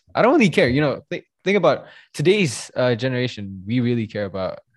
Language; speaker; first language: English; non-native, fluent; Indonesian